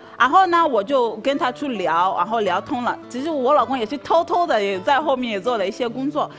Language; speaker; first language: Chinese; non-native, fluent; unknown